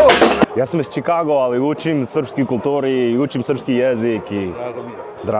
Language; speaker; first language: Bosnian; non-native, learner; English